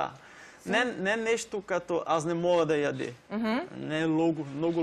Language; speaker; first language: Bulgarian; non-native, learner; Portuguese